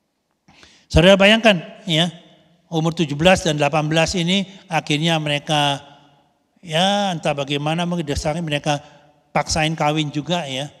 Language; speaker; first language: Indonesian; native; Indonesian